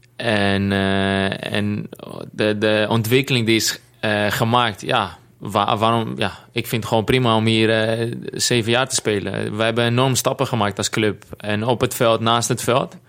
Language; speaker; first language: Dutch; non-native, fluent; Greek